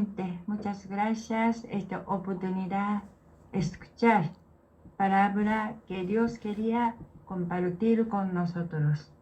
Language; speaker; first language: Spanish; non-native, learner; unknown